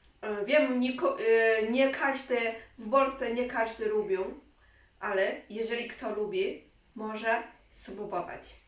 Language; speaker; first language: Polish; non-native, learner; Chinese